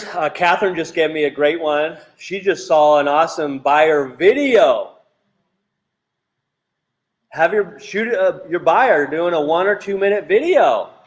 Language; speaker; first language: English; native; English